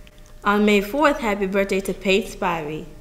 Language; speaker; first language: English; native; English